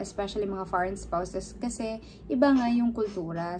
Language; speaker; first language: Filipino; non-native, local second language; Cebuano